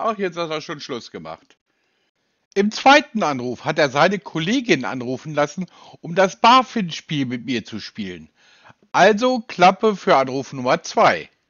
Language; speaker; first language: German; native; German